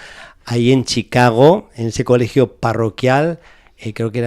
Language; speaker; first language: Spanish; native; Spanish